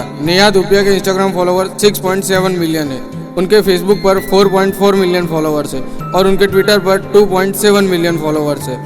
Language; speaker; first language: Hindi; native; Hindi